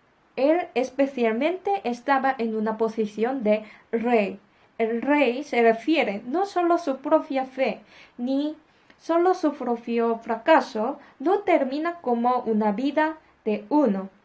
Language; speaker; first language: Spanish; non-native, fluent; Korean